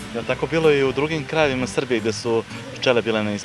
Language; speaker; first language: Bosnian; native; Bosnian